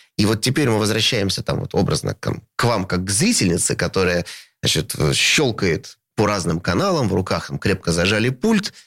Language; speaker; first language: Russian; native; Russian